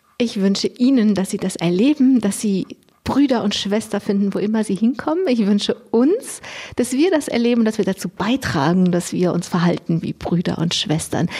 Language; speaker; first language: German; native; German